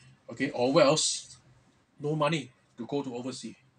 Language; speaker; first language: English; non-native, local second language; Chinese